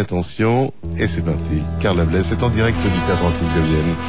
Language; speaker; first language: French; native; French